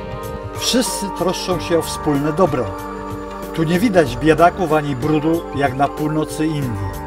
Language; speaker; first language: Polish; native; Polish